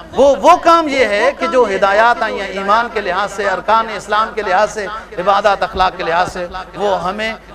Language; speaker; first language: Urdu; non-native, local second language; Punjabi